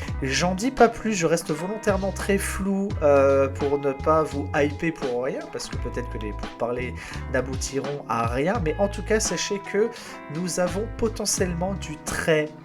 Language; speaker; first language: French; native; French